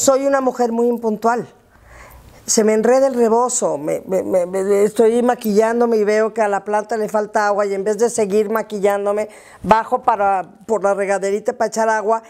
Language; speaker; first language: Spanish; native; Spanish